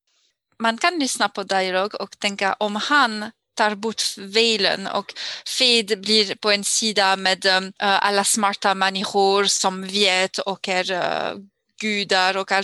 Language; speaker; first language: Swedish; non-native, fluent; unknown